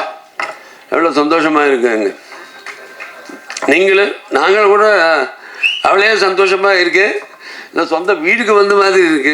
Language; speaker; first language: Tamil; non-native, learner; Telugu